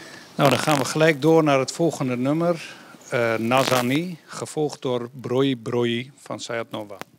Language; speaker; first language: Dutch; native; Dutch